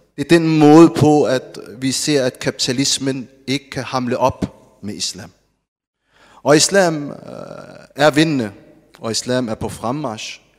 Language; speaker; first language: Danish; non-native, fluent; Arabic